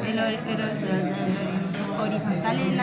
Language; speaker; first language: Spanish; native; Spanish